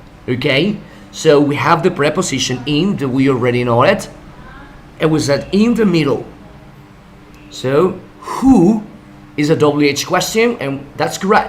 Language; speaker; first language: English; non-native, fluent; Spanish